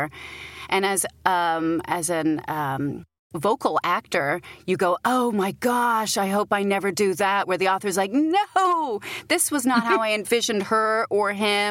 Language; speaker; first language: English; native; English